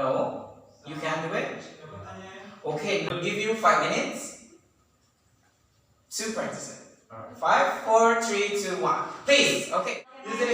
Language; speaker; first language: English; non-native, learner; Indonesian